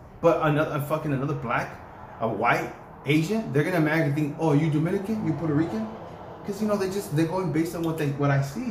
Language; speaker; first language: English; early bilingual, other home language; Spanish